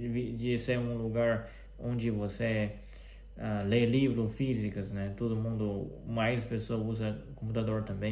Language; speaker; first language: Portuguese; non-native, fluent; Chinese